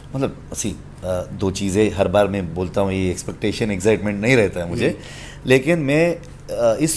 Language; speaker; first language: Hindi; non-native, local second language; Kannada